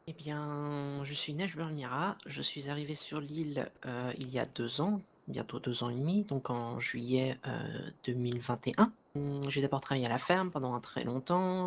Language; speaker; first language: French; native; French